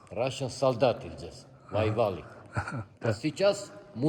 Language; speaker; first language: Russian; non-native, learner; Armenian